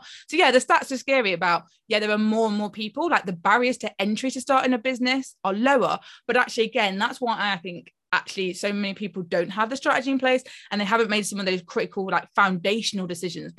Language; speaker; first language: English; native; English